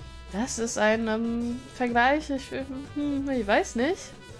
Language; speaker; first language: German; native; German